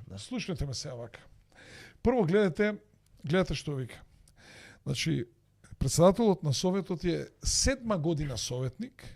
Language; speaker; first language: Macedonian; native; Macedonian